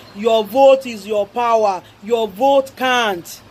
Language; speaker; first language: English; non-native, local second language; Yoruba